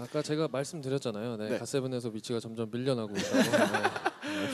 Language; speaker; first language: Korean; native; Korean